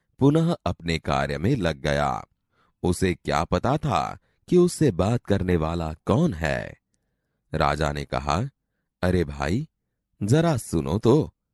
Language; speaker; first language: Hindi; non-native, local second language; Gujarati